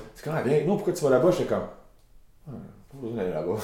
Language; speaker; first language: French; native; French